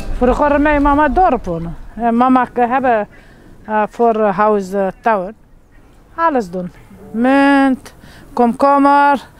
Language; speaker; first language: Dutch; non-native, learner; Turkish